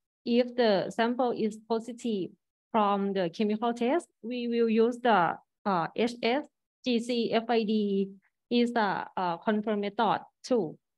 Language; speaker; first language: English; non-native, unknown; Thai